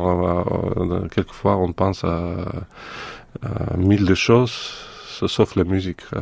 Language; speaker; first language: French; non-native, fluent; Russian